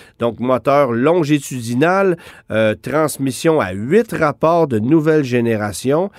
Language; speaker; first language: French; native; French